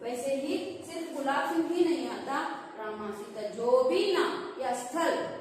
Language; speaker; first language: Hindi; non-native, local second language; Kannada